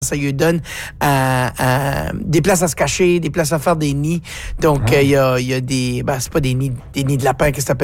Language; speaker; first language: French; native; French